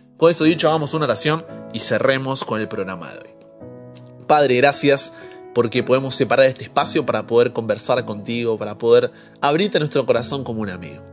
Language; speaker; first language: Spanish; native; Spanish